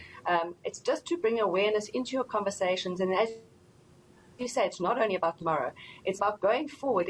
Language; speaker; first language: English; native; English